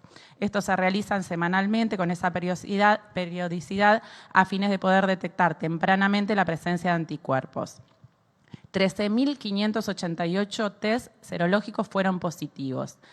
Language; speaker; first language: Spanish; native; Spanish